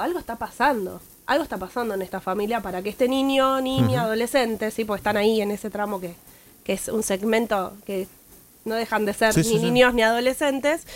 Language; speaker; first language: Spanish; native; Spanish